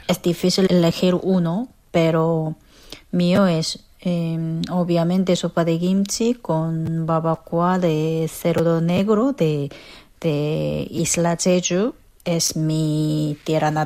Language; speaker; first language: Spanish; non-native, learner; Korean